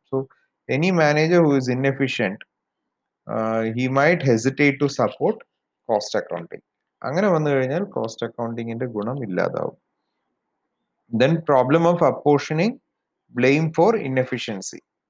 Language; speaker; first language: English; non-native, local second language; Malayalam